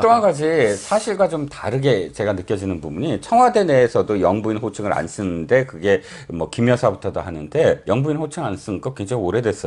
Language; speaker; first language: Korean; native; Korean